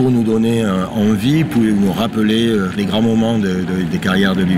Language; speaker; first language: French; native; French